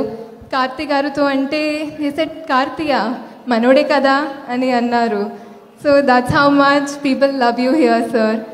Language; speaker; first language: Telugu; non-native, fluent; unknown